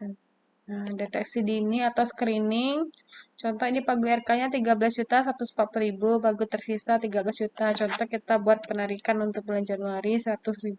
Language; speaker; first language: Indonesian; native; Indonesian